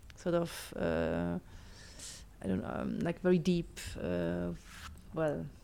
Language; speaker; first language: English; non-native, fluent; German